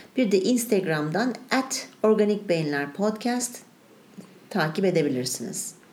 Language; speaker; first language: Turkish; native; Turkish